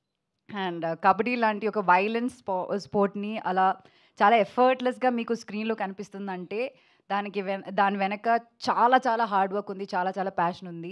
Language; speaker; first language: Telugu; non-native, local second language; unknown